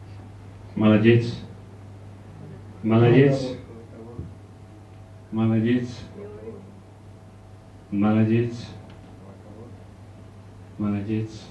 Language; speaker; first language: Russian; non-native, learner; Czech